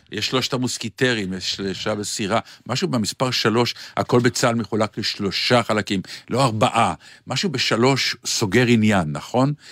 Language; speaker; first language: Hebrew; native; Hebrew